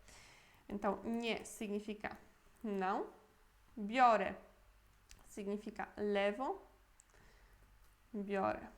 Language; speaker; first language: Portuguese; non-native, fluent; Polish